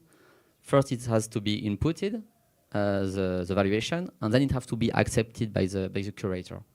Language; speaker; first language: English; non-native, fluent; French